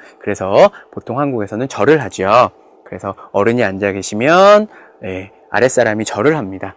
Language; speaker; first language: Korean; native; Korean